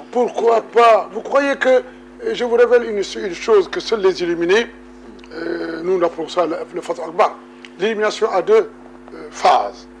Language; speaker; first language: French; non-native, local second language; Wolof